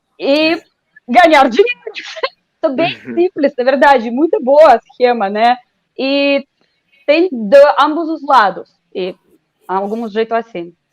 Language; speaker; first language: Portuguese; non-native, fluent; Russian